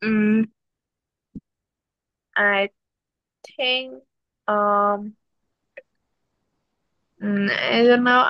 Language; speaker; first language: English; non-native, learner; Vietnamese